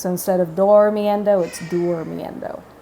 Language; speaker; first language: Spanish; non-native, fluent; English